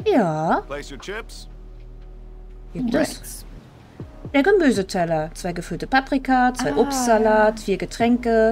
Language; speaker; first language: German; native; German